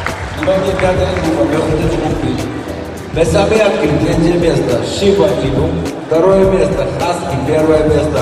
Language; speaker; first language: Russian; non-native, fluent; Georgian